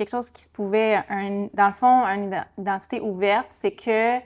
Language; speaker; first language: French; native; French